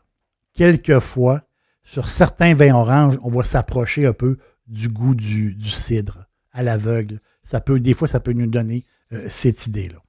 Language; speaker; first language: French; native; French